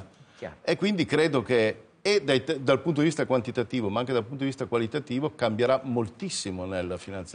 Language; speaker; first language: Italian; native; Italian